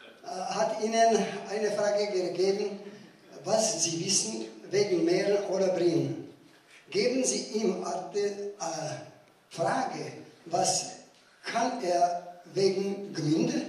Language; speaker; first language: German; non-native, learner; Czech